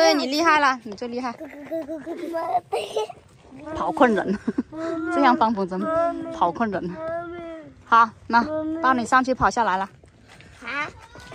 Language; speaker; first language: Chinese; native; Chinese